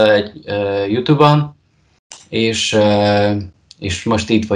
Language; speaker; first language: Hungarian; non-native, learner; Polish